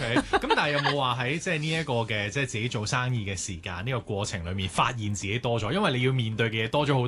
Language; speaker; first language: Cantonese; native; Cantonese